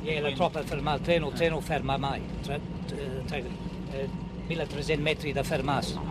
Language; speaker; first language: Italian; early bilingual, heritage; Italian